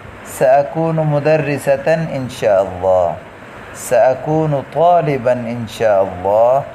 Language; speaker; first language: Arabic; non-native, fluent; Urdu